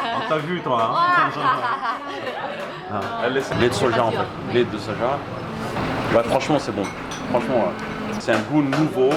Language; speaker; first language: French; native; French